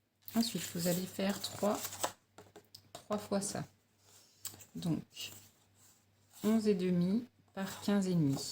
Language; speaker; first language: French; native; French